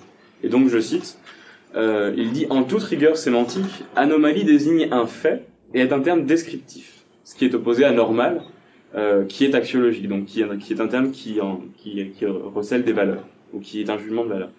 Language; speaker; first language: French; native; French